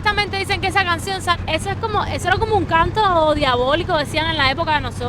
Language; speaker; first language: Spanish; native; Spanish